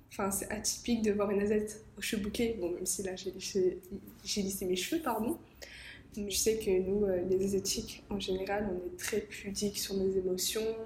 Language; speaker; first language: French; native; French